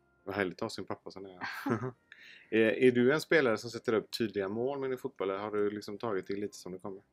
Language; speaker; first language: Swedish; native; Swedish